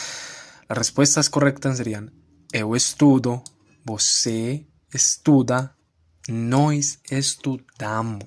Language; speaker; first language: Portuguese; non-native, fluent; Spanish